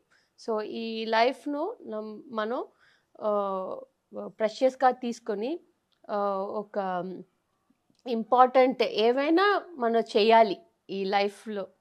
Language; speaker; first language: Telugu; non-native, fluent; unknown